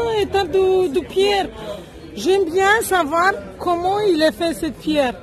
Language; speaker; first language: French; non-native, learner; Romanian